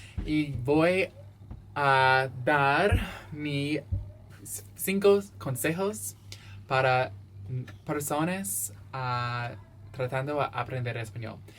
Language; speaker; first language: Spanish; non-native, learner; English